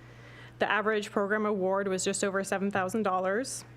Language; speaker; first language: English; native; English